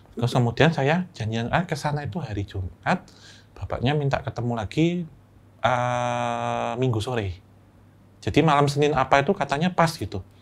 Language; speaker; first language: Indonesian; native; Indonesian